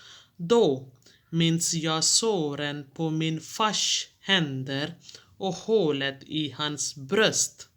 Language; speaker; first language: Swedish; non-native, fluent; Urdu